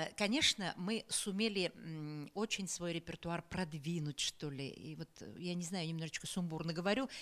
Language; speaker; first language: Russian; native; Russian